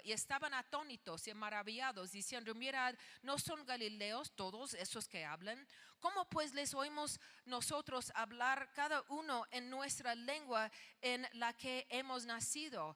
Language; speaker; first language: Spanish; non-native, fluent; English